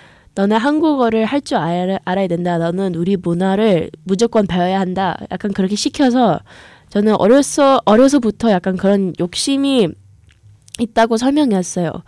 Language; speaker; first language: Korean; early bilingual, heritage; English